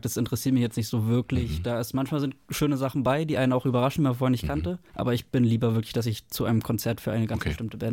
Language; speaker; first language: German; native; German